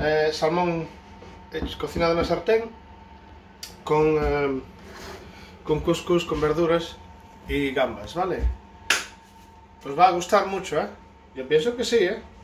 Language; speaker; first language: Spanish; native; Spanish